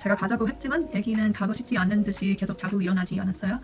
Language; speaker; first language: Korean; early bilingual, heritage; Korean